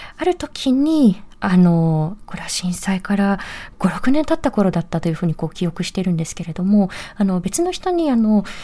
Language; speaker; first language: Japanese; native; Japanese